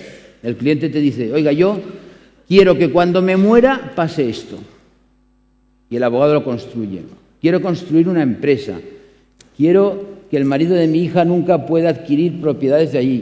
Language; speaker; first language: Spanish; native; Spanish